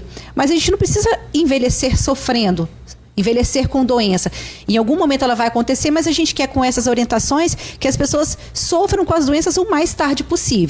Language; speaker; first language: Portuguese; native; Portuguese